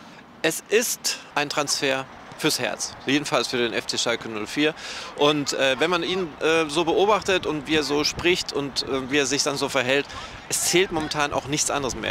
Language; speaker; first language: German; native; German